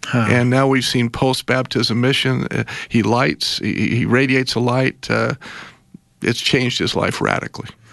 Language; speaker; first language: English; native; English